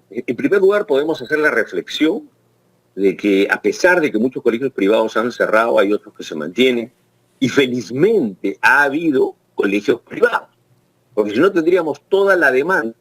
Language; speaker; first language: Spanish; native; Spanish